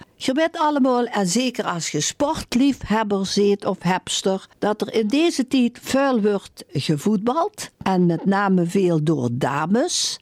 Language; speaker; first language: Dutch; native; Dutch